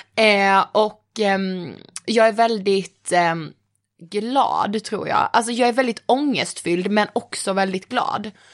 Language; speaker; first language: Swedish; native; Swedish